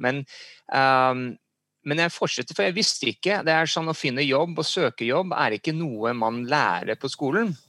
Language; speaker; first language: Norwegian; early bilingual, heritage; English